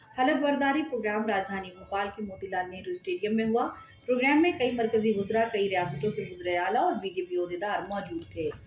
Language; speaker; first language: Urdu; native; Urdu